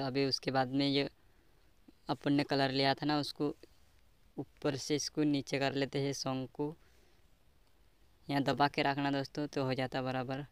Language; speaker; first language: Hindi; native; Hindi